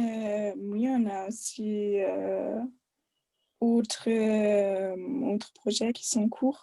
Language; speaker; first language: French; non-native, fluent; German